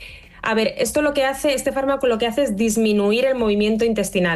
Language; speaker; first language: Spanish; native; Spanish